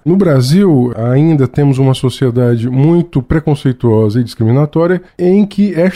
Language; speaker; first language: Portuguese; native; Portuguese